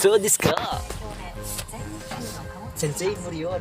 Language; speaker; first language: Japanese; non-native, learner; Pampanga